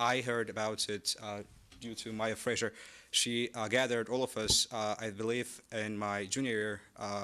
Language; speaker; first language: English; non-native, fluent; Amharic